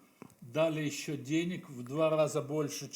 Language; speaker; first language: Russian; native; Russian